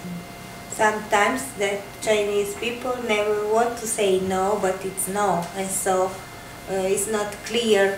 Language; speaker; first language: English; non-native, fluent; Italian